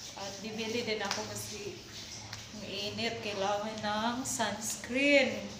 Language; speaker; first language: Filipino; non-native, local second language; Cebuano